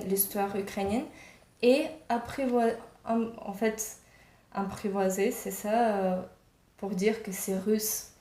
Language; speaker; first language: French; non-native, fluent; Ukrainian